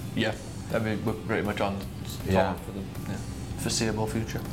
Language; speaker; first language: English; native; English